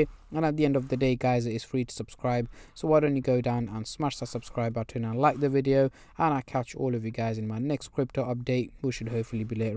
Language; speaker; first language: English; native; English